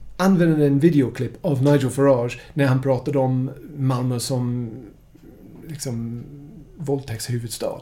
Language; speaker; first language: Swedish; non-native, fluent; English